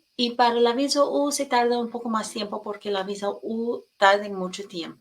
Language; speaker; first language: Spanish; non-native, fluent; English